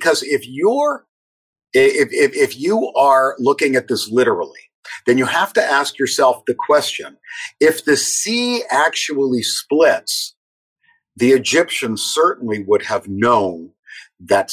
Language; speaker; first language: English; native; English